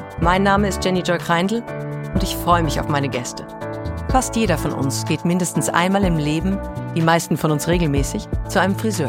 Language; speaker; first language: German; native; German